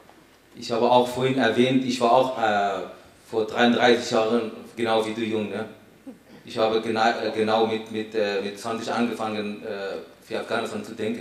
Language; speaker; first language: German; non-native, fluent; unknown